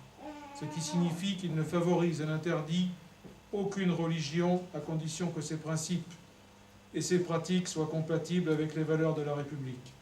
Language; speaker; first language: French; native; French